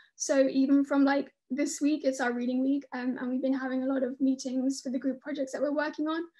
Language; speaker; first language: English; native; English